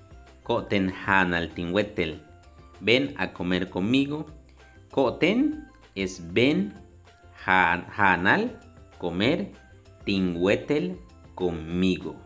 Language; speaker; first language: Spanish; non-native, local second language; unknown